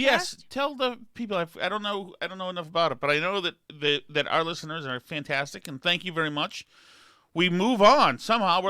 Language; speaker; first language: English; native; English